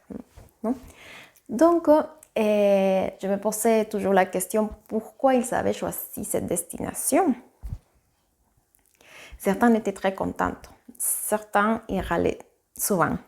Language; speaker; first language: French; non-native, fluent; Spanish